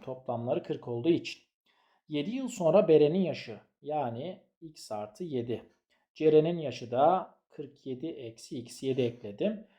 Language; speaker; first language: Turkish; native; Turkish